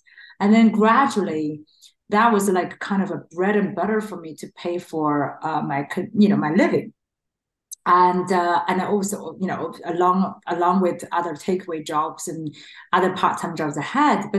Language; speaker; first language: English; non-native, fluent; Chinese